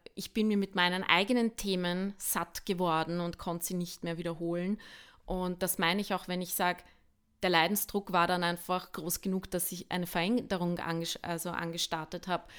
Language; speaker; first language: German; early bilingual, other home language; Bosnian